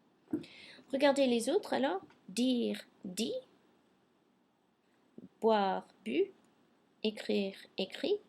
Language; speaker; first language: French; non-native, fluent; English